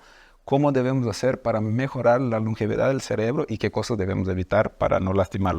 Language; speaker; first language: Spanish; native; Spanish